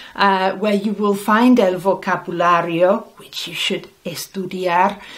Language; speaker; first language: English; native; English